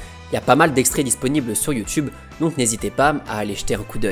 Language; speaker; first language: French; native; French